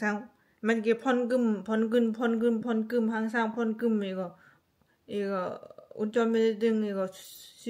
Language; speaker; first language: Korean; non-native, learner; Lao